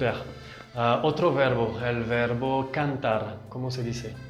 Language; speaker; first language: Spanish; non-native, fluent; French